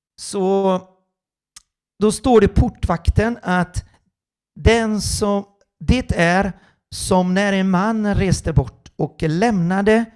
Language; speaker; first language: Swedish; non-native, fluent; Portuguese